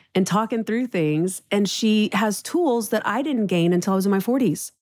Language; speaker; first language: English; native; English